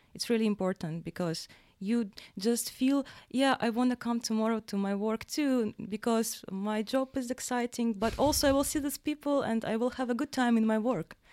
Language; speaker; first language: English; non-native, fluent; Russian